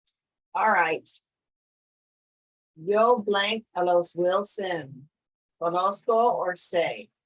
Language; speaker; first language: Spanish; non-native, fluent; English